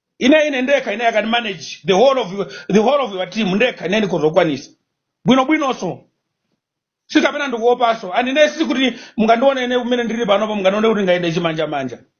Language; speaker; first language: Nyanja; non-native, local second language; Tumbuka